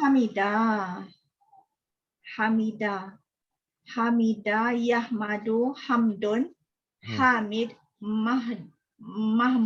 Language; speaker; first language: Arabic; non-native, learner; Malay